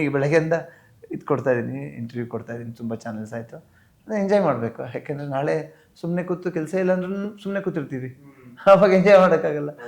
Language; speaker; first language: Kannada; native; Kannada